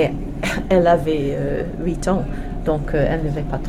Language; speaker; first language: French; non-native, learner; English